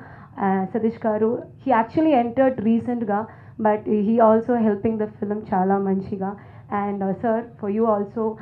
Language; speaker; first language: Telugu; non-native, learner; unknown